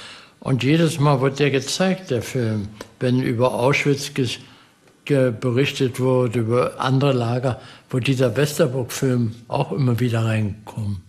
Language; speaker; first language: German; early bilingual, heritage; German